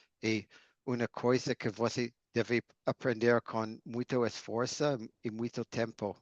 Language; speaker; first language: Portuguese; non-native, learner; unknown